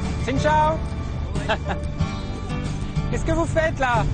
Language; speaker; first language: French; native; French